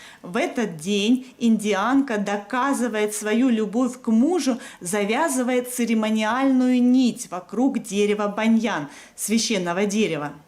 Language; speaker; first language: Russian; native; Russian